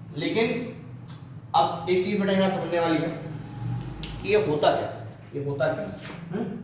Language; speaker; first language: Hindi; native; Hindi